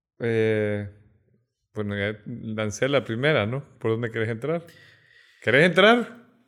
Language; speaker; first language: Spanish; native; Spanish